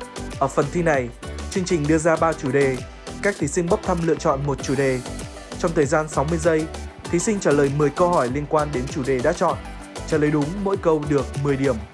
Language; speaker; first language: Vietnamese; native; Vietnamese